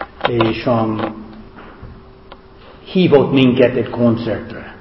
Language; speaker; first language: Hungarian; non-native, fluent; English